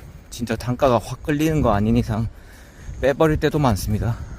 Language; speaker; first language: Korean; native; Korean